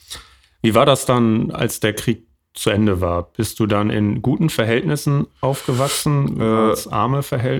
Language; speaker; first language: German; native; German